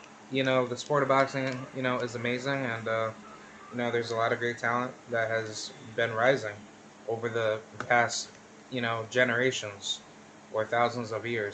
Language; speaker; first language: English; native; English